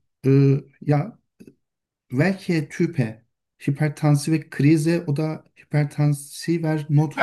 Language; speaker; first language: German; non-native, learner; Turkish